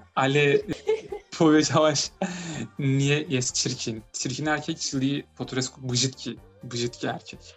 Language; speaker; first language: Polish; non-native, learner; Turkish